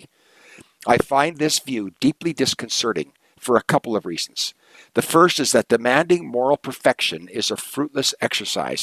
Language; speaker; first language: English; native; English